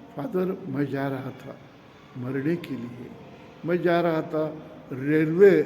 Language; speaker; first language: Hindi; non-native, local second language; Marathi